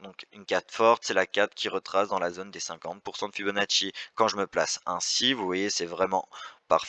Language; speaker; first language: French; native; French